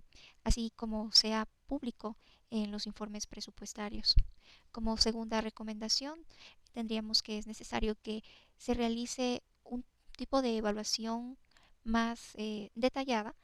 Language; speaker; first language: Spanish; native; Spanish